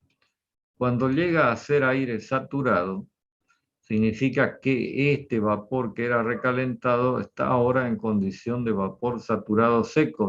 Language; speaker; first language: Spanish; native; Spanish